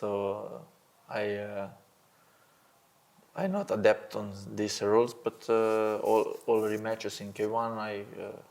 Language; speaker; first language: English; non-native, learner; Slovenian